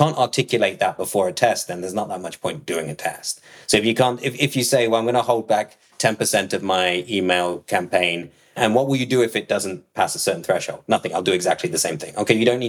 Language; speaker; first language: English; native; English